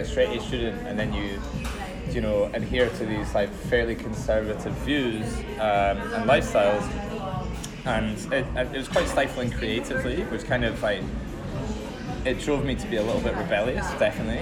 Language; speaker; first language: English; native; English